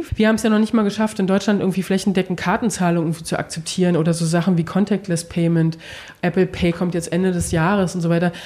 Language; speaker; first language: German; native; German